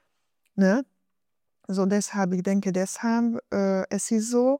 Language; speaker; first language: German; non-native, fluent; Hungarian